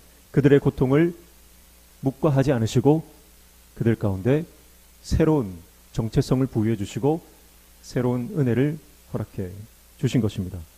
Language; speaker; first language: Korean; native; Korean